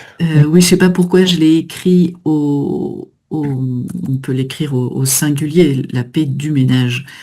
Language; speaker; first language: French; native; French